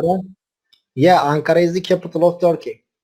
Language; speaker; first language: English; non-native, learner; Turkish